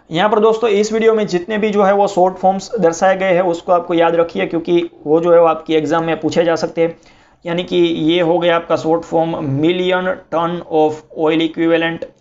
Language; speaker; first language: Hindi; non-native, local second language; Gujarati